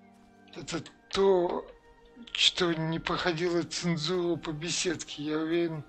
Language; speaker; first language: Russian; native; Russian